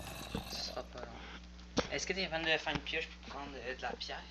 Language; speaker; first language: French; native; French